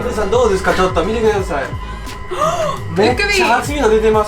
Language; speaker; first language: Japanese; native; Japanese